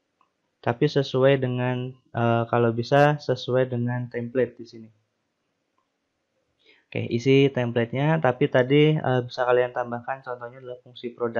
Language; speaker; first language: Indonesian; native; Indonesian